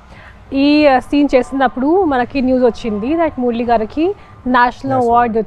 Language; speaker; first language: Telugu; non-native, fluent; Hindi